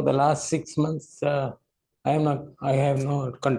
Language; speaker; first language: English; non-native, local second language; Tamil